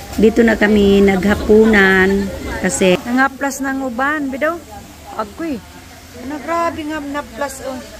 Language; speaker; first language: Filipino; non-native, local second language; Cebuano